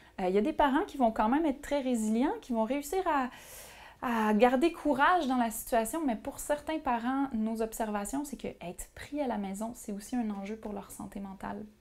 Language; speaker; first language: French; native; French